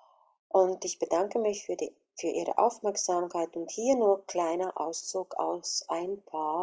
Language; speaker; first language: German; non-native, fluent; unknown